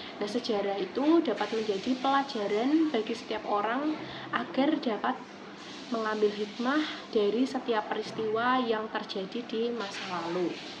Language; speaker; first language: Indonesian; native; Indonesian